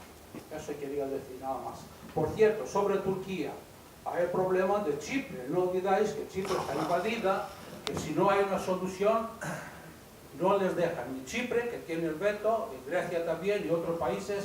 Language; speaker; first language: Spanish; non-native, fluent; Greek